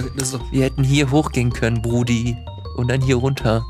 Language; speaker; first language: German; native; German